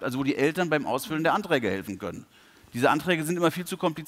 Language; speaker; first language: German; native; German